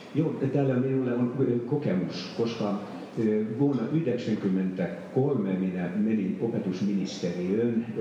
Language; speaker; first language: Finnish; non-native, fluent; Hungarian